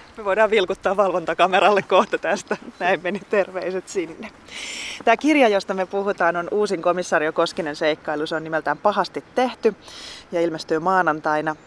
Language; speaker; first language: Finnish; native; Finnish